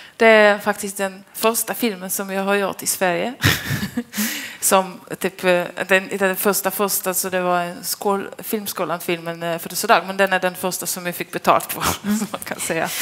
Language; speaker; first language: Swedish; non-native, fluent; Polish